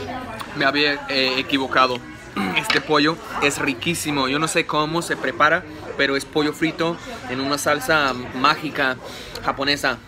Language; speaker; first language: Spanish; non-native, fluent; English